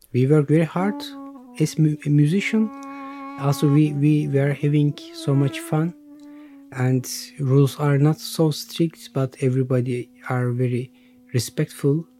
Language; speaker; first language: English; non-native, learner; Turkish